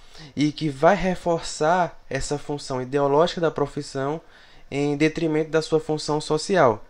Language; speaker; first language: Portuguese; native; Portuguese